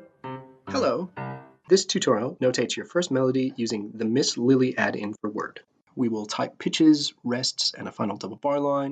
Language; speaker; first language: English; native; English